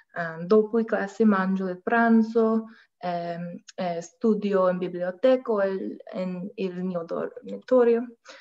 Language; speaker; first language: Italian; non-native, learner; English